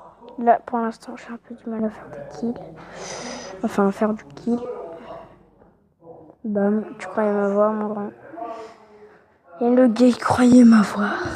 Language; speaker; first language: French; native; French